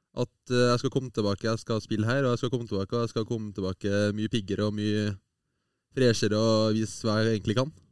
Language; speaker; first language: Norwegian; native; Norwegian